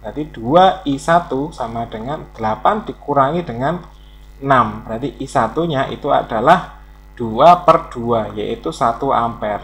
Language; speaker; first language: Indonesian; native; Indonesian